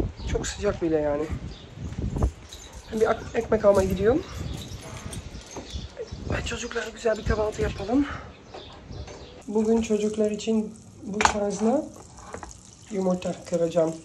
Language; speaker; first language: Turkish; early bilingual, heritage; Turkish